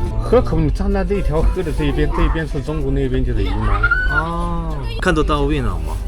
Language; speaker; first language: Chinese; non-native, learner; Korean